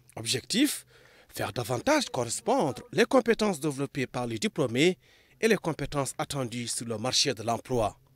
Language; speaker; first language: French; non-native, local second language; Arabic